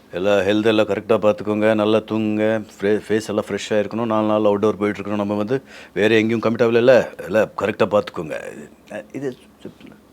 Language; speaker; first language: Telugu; native; Telugu